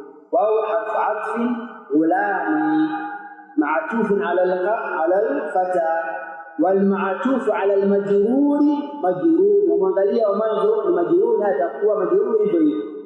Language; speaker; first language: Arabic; non-native, fluent; Swahili